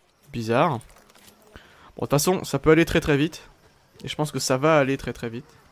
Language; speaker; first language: French; native; French